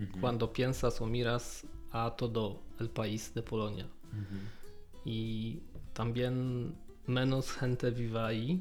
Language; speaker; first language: Spanish; non-native, learner; Polish